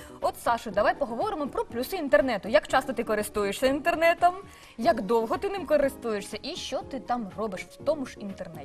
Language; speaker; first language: Ukrainian; native; Ukrainian